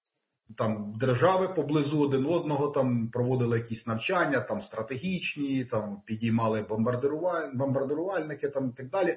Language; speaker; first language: Ukrainian; native; Ukrainian